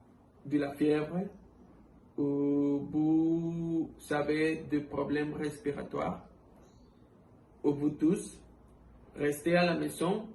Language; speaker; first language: French; non-native, fluent; Spanish